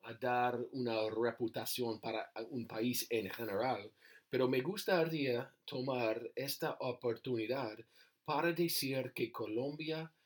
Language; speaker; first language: Spanish; non-native, learner; English